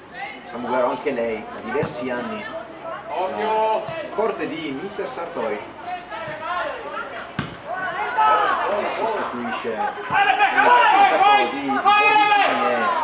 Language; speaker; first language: Italian; native; Italian